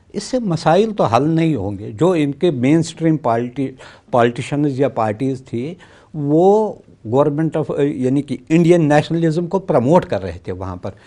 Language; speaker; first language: Hindi; non-native, local second language; Kashmiri